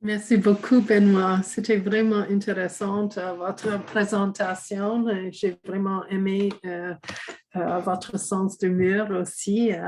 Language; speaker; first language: French; non-native, fluent; English